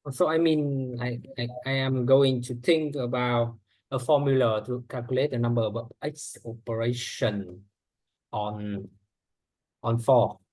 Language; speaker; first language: English; non-native, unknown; Vietnamese